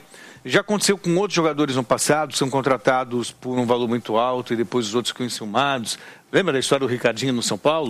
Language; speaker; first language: Portuguese; native; Portuguese